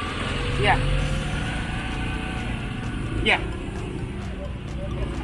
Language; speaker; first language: Indonesian; non-native, learner; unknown